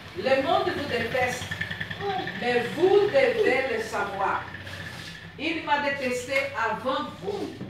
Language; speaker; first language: French; non-native, fluent; Portuguese